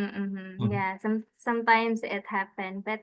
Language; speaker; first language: English; non-native, fluent; Indonesian